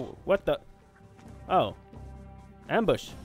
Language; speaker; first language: English; native; English